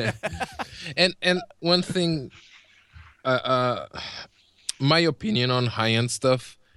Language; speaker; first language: English; non-native, fluent; Portuguese